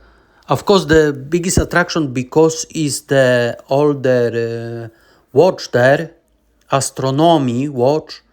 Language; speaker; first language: English; non-native, learner; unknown